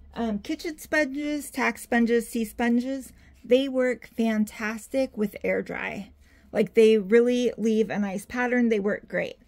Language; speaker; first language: English; native; English